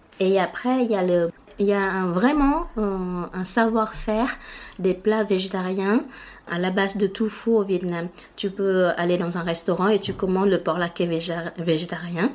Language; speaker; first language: French; non-native, fluent; Vietnamese